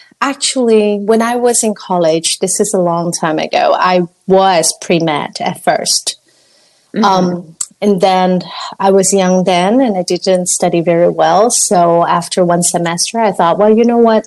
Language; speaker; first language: English; non-native, local second language; Cantonese